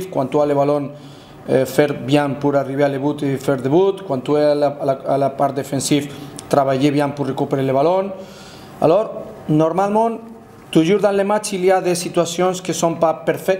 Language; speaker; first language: French; non-native, fluent; Spanish